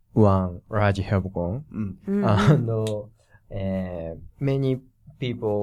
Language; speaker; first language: English; non-native, learner; Japanese